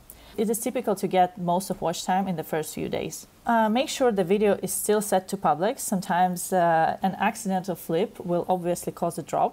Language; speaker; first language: English; non-native, fluent; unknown